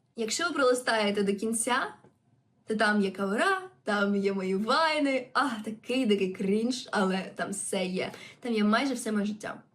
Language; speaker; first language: Ukrainian; non-native, local second language; Russian